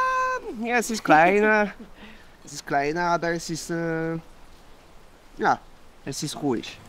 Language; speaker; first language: German; non-native, learner; French